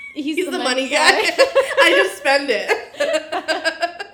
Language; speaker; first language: English; native; English